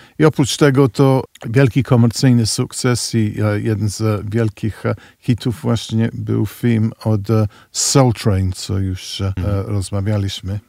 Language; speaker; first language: Polish; early bilingual, heritage; Polish